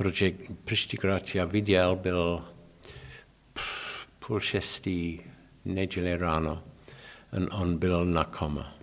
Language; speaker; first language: Czech; non-native, learner; English